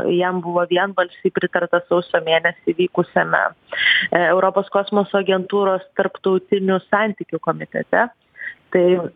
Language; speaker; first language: Lithuanian; native; Lithuanian